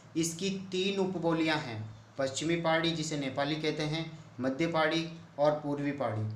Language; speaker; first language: Hindi; native; Hindi